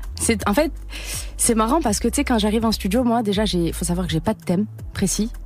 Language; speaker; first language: French; native; French